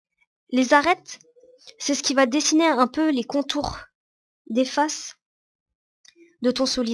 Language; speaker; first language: French; native; French